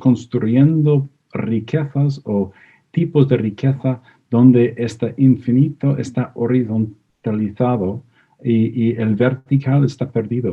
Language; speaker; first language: Spanish; non-native, fluent; English